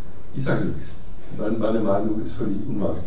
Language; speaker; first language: German; native; German